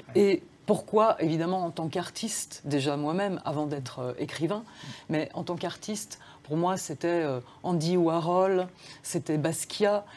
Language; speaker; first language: French; native; French